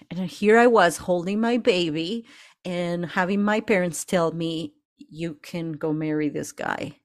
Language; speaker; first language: English; early bilingual, other home language; Spanish